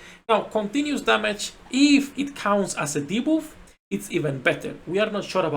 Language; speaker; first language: English; non-native, fluent; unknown